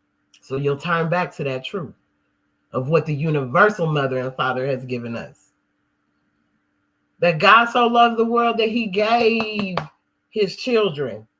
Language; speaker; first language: English; native; English